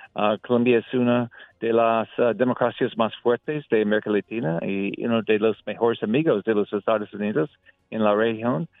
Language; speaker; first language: Spanish; non-native, learner; English